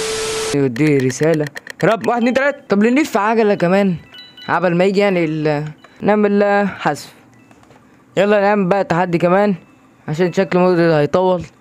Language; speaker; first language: Arabic; native; Arabic